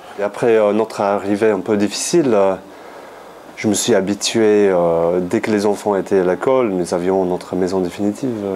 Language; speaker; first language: French; non-native, fluent; English